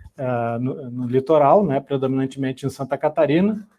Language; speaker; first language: Portuguese; native; Portuguese